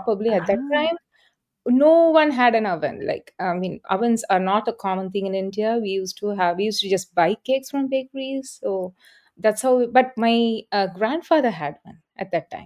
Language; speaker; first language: English; non-native, local second language; Tamil